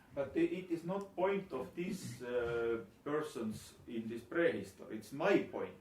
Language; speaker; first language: English; non-native, learner; Estonian